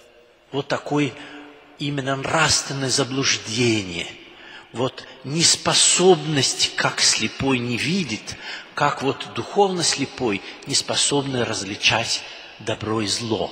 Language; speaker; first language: Russian; non-native, fluent; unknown